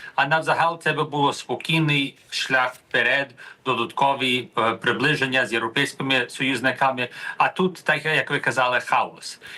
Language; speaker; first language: Ukrainian; early bilingual, heritage; Ukrainian